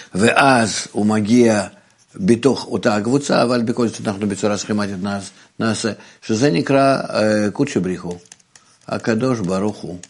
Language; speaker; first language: Hebrew; non-native, fluent; Russian